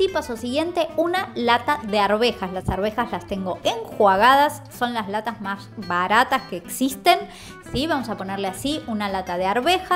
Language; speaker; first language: Spanish; native; Spanish